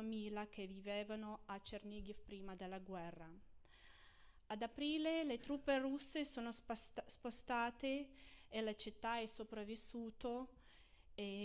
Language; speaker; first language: Italian; non-native, fluent; Ukrainian